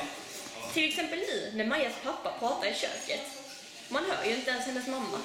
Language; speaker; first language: Swedish; native; Swedish